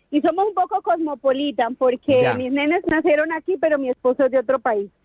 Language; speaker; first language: Spanish; native; Spanish